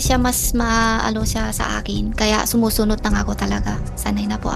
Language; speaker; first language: Filipino; non-native, learner; Chinese